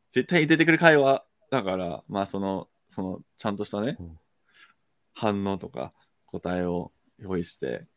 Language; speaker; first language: Japanese; non-native, fluent; English